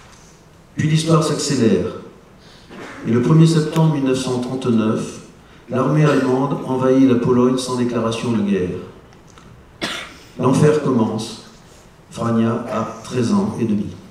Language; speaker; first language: French; native; French